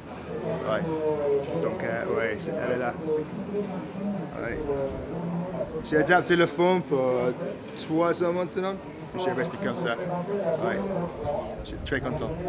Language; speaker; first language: French; non-native, learner; English